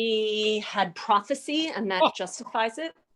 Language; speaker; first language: English; native; English